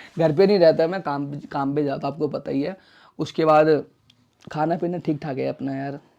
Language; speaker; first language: Hindi; native; Hindi